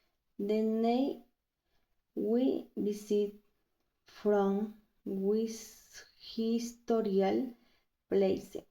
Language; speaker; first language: English; non-native, learner; Spanish